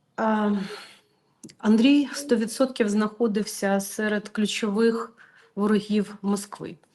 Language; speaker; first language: Ukrainian; native; Ukrainian